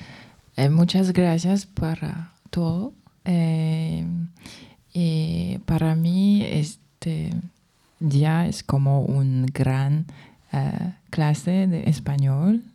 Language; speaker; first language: Spanish; non-native, learner; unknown